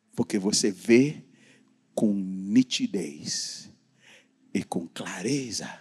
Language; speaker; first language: Portuguese; non-native, fluent; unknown